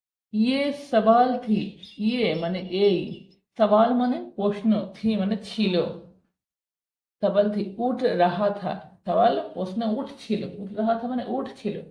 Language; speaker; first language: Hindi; non-native, fluent; Bangla